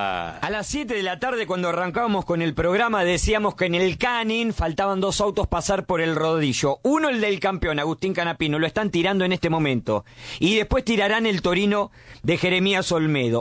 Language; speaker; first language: Spanish; native; Spanish